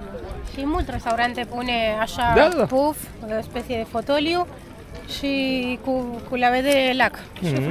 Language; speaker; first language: Romanian; non-native, learner; Spanish